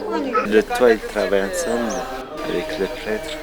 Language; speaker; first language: French; non-native, fluent; Amharic